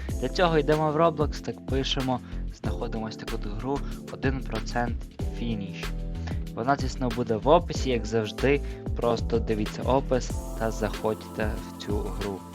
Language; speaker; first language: Ukrainian; native; Ukrainian